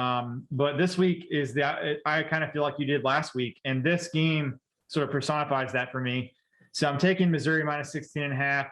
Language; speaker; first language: English; native; English